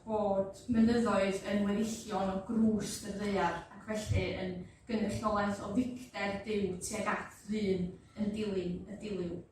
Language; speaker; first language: Welsh; native; Welsh